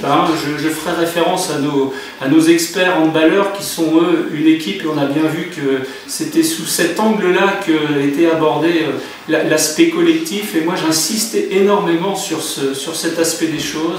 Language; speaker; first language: French; native; French